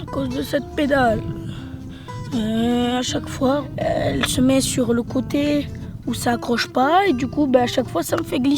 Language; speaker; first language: French; native; French